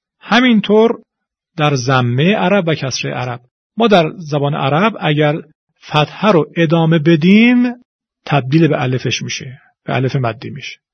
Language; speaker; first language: Persian; native; Persian